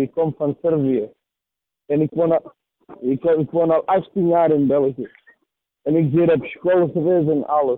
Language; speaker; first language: Dutch; early bilingual, other home language; Serbian